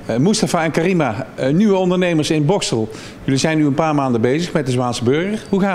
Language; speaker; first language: Dutch; native; Dutch